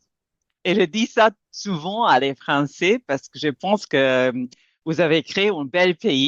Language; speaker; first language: French; non-native, fluent; Serbian